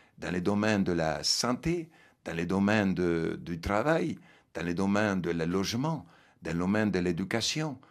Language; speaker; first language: French; non-native, fluent; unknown